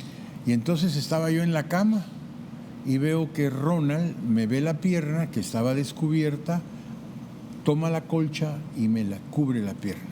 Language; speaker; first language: Spanish; native; Spanish